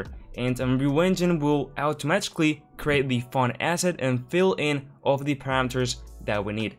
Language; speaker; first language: English; non-native, fluent; Spanish